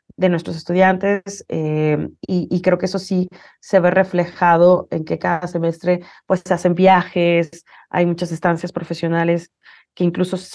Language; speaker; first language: Spanish; native; Spanish